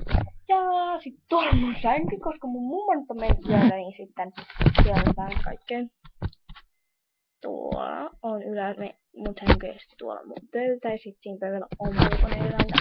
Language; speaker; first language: Finnish; native; Finnish